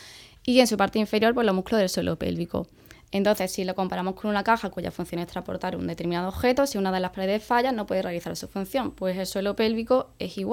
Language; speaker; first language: Spanish; native; Spanish